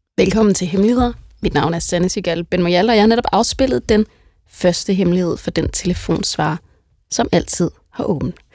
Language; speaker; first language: Danish; native; Danish